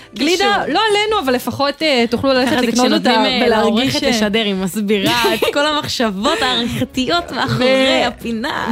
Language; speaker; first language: Hebrew; native; Hebrew